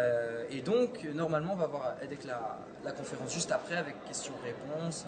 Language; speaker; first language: French; early bilingual, heritage; French